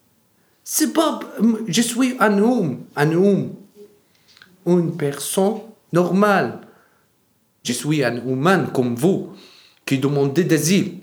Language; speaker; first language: French; non-native, learner; Arabic